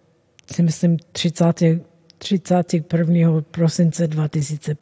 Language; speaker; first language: Czech; non-native, fluent; English